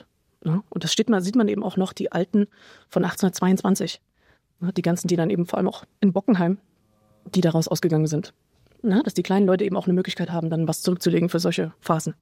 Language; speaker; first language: German; native; German